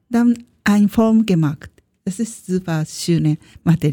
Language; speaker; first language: German; non-native, learner; Japanese